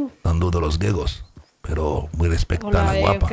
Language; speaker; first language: Spanish; non-native, learner; French